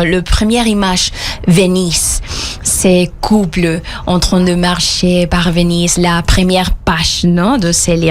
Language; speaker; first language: French; non-native, fluent; Spanish